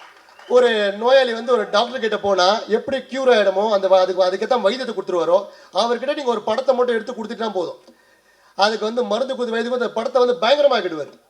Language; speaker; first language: Tamil; native; Tamil